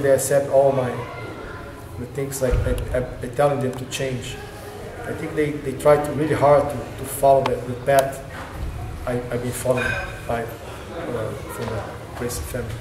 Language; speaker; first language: English; non-native, learner; Portuguese